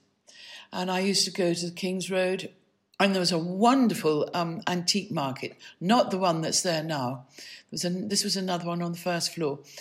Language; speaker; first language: English; native; English